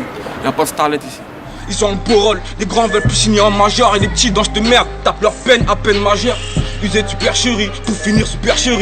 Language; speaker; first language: French; native; French